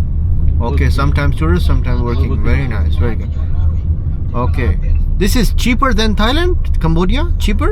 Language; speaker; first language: English; non-native, local second language; Urdu